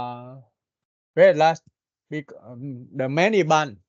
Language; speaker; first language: English; non-native, learner; Vietnamese